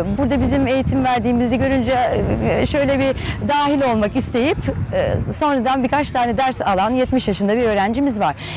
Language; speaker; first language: Turkish; native; Turkish